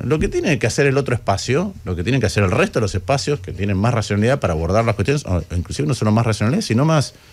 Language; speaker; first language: Spanish; native; Spanish